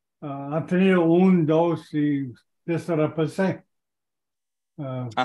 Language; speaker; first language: Spanish; non-native, learner; English